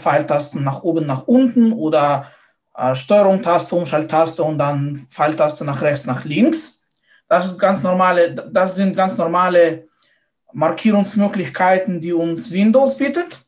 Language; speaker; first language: German; non-native, fluent; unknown